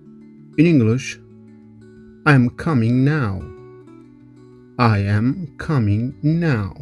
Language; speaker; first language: English; non-native, fluent; Kurdish